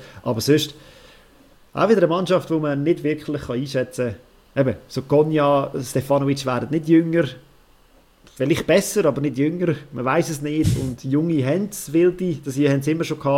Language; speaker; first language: German; native; German